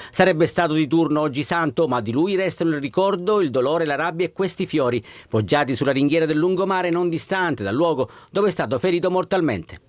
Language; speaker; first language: Italian; native; Italian